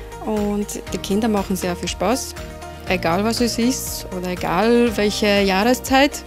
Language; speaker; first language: German; non-native, fluent; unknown